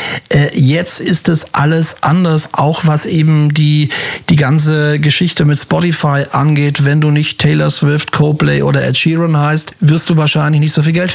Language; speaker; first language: German; native; German